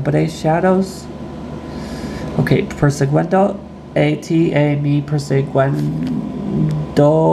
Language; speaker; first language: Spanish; non-native, learner; English